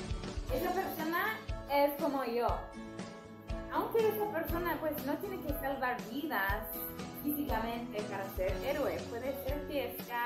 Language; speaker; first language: Spanish; non-native, fluent; English